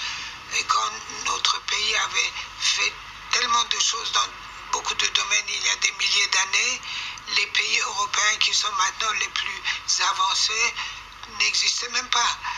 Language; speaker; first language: French; non-native, fluent; Persian